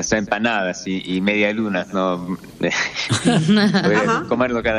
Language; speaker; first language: Spanish; non-native, fluent; English